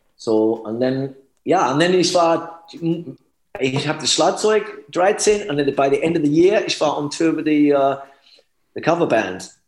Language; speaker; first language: German; non-native, learner; English